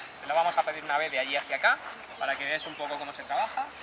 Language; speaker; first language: Spanish; native; Spanish